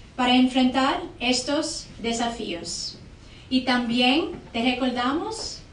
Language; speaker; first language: Spanish; non-native, learner; English